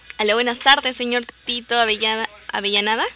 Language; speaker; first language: Spanish; native; Spanish